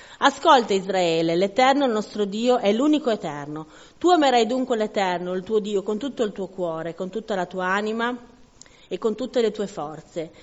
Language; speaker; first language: Italian; native; Italian